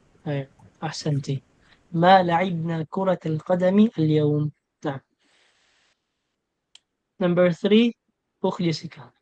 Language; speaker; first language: Arabic; non-native, fluent; Filipino